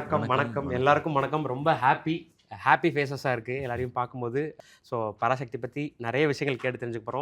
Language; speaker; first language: Tamil; native; Tamil